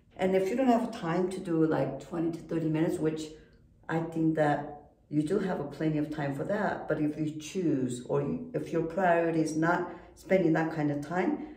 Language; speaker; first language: English; non-native, fluent; Korean